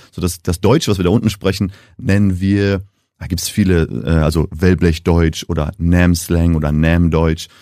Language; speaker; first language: German; early bilingual, heritage; German